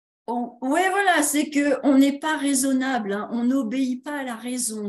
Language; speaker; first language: French; native; French